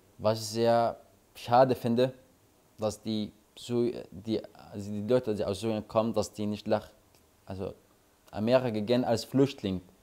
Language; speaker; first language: German; non-native, learner; Arabic